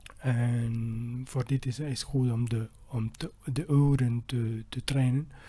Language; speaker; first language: Dutch; non-native, learner; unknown